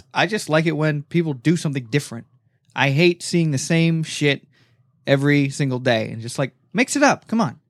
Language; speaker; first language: English; native; English